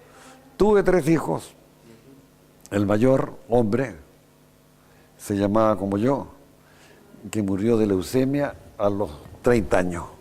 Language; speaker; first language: Spanish; native; Spanish